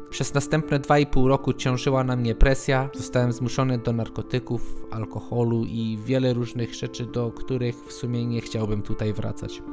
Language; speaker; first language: Polish; early bilingual, heritage; English